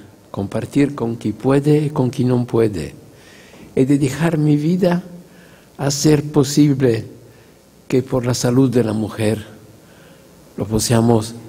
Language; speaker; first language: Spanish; non-native, fluent; Italian